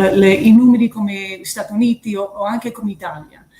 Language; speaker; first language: Italian; early bilingual, heritage; English